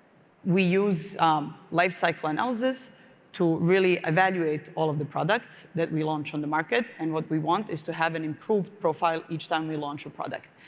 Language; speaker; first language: English; non-native, fluent; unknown